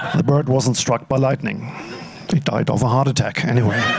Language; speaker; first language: English; non-native, fluent; German